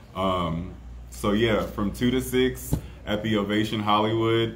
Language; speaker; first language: English; native; English